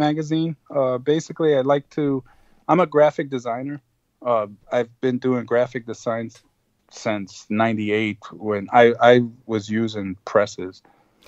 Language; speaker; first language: English; non-native, fluent; Spanish